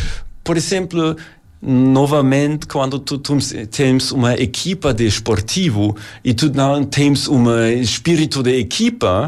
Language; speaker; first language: Portuguese; non-native, learner; German